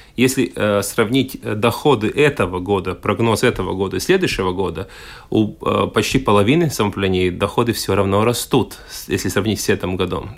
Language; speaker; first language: Russian; non-native, local second language; Latvian